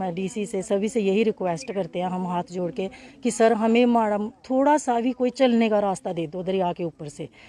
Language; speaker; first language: Hindi; native; Hindi